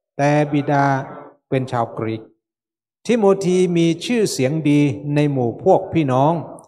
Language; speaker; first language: Thai; native; Thai